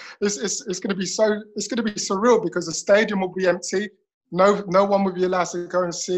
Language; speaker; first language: English; native; English